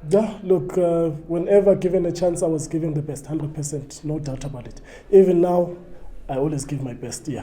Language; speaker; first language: English; non-native, local second language; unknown